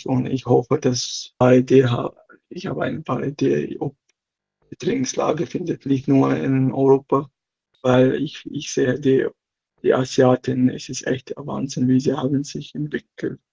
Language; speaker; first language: German; non-native, learner; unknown